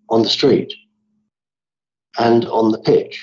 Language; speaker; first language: English; native; English